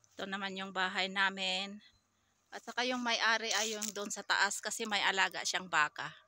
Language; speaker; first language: Filipino; non-native, local second language; Iloko